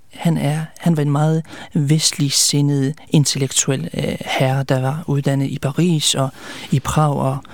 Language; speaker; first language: Danish; early bilingual, other home language; Kurdish